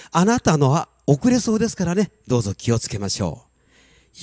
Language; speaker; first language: Japanese; native; Japanese